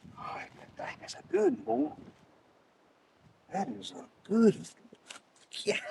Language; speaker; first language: English; native; English